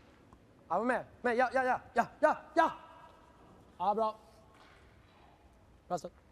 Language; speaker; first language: Swedish; native; Swedish